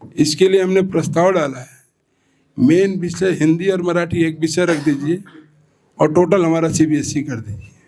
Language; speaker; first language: Hindi; non-native, local second language; Marathi